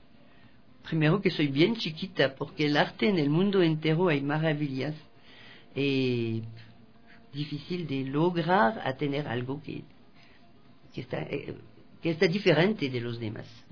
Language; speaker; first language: Spanish; non-native, fluent; French